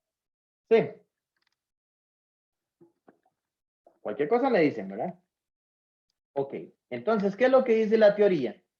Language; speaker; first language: Spanish; native; Spanish